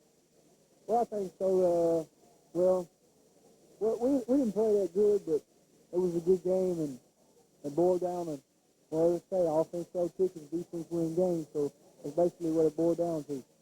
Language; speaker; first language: English; native; English